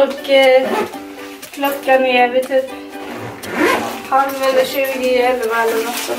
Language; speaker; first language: Swedish; native; Swedish